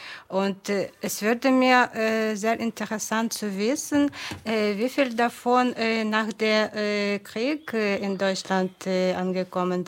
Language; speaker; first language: German; non-native, fluent; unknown